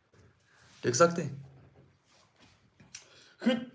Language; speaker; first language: English; non-native, fluent; Korean